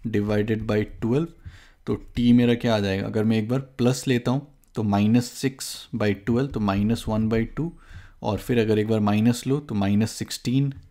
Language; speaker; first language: Hindi; native; Hindi